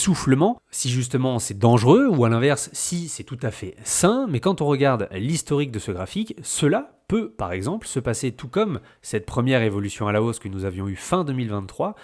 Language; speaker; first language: French; native; French